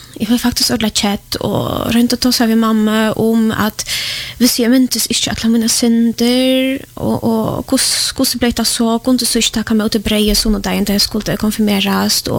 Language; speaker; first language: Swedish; non-native, fluent; Polish